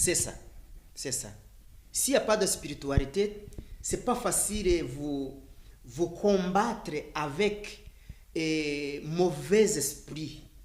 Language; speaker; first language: French; non-native, learner; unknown